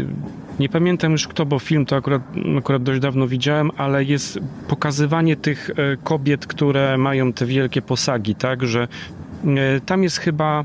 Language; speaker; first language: Polish; native; Polish